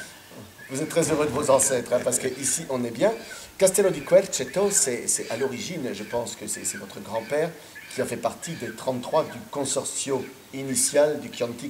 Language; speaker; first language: French; native; French